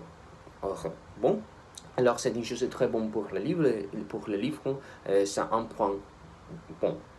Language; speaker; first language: French; non-native, learner; Spanish